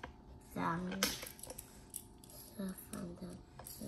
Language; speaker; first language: Chinese; early bilingual, heritage; Chinese